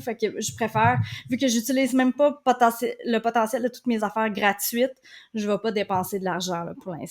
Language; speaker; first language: French; native; French